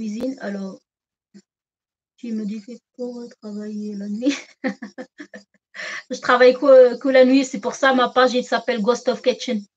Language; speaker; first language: French; non-native, local second language; Arabic